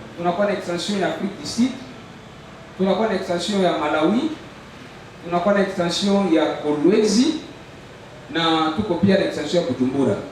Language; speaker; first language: Swahili; native; Swahili